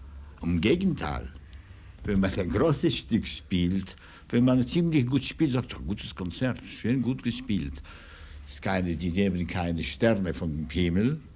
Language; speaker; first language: German; non-native, fluent; Russian